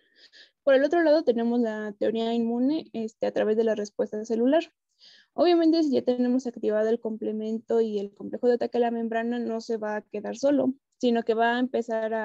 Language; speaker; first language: Spanish; native; Spanish